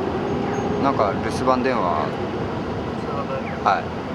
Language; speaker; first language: Japanese; native; Japanese